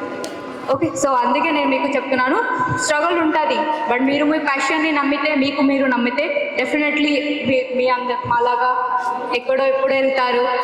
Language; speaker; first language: Telugu; non-native, fluent; Odia